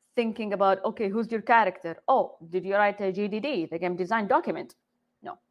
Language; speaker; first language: English; non-native, fluent; Arabic